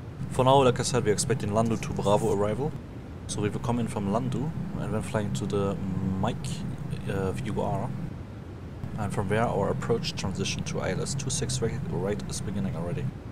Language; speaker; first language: English; non-native, fluent; German